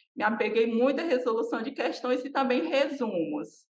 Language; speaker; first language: Portuguese; native; Portuguese